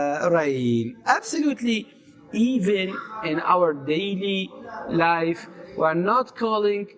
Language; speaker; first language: English; non-native, fluent; Arabic